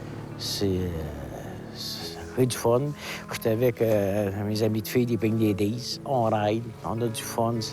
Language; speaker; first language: French; native; French